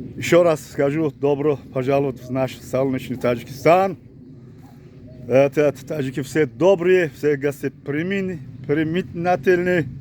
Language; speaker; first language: Russian; non-native, learner; Tajik